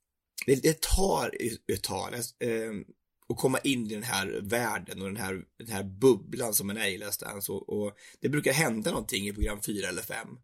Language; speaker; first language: Swedish; native; Swedish